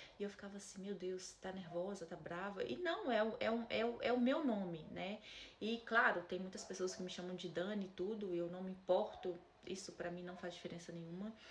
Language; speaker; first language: Portuguese; native; Portuguese